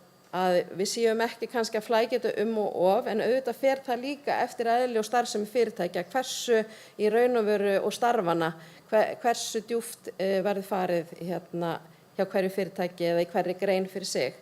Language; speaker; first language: Icelandic; native; Icelandic